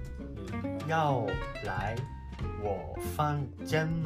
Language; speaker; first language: Chinese; non-native, learner; Japanese